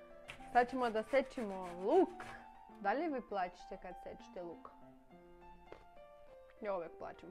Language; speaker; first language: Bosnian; non-native, learner; Russian